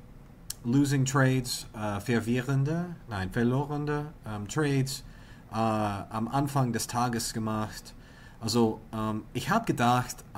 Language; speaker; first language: German; non-native, learner; English